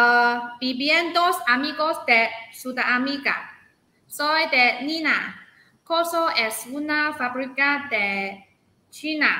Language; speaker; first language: Spanish; non-native, learner; Chinese